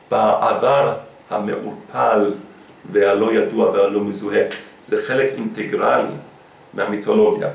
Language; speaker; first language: Hebrew; non-native, fluent; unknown